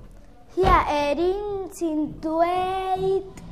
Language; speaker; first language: Welsh; non-native, local second language; Spanish